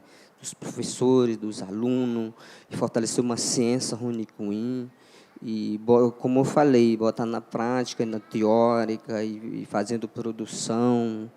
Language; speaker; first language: Portuguese; non-native, local second language; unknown